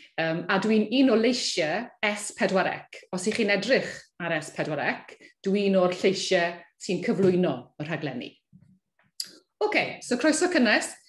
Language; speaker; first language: Welsh; native; Welsh